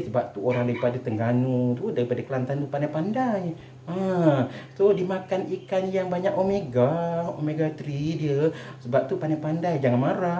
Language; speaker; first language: Malay; native; Malay